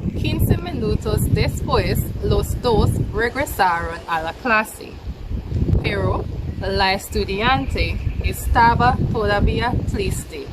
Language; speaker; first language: Spanish; non-native, fluent; English